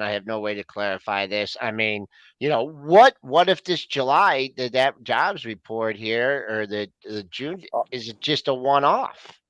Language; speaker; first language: English; native; English